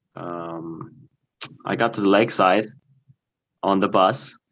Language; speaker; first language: English; early bilingual, other home language; Korean